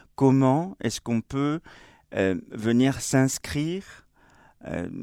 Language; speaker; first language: French; non-native, fluent; Spanish